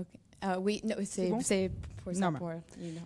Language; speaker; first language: French; non-native, learner; English